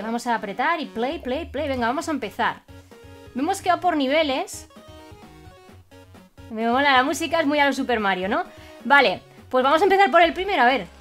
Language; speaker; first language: Spanish; native; Spanish